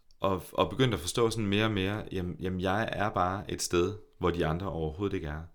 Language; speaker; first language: Danish; native; Danish